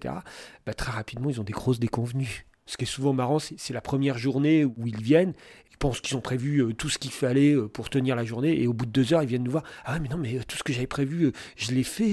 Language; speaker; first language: French; native; French